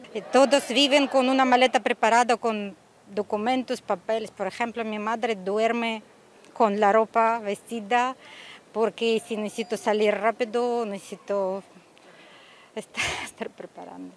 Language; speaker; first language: Spanish; non-native, learner; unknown